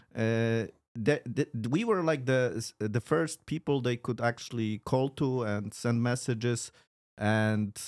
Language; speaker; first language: English; non-native, fluent; Polish